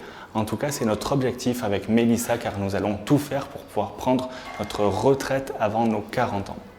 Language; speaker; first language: French; native; French